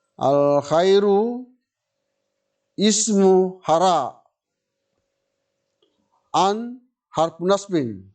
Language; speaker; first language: Arabic; non-native, fluent; Indonesian